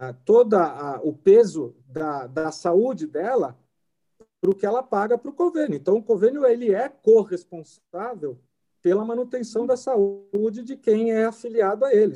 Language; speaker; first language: Portuguese; native; Portuguese